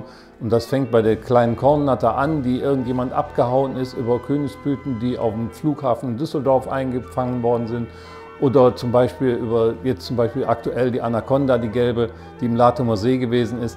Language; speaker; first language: German; native; German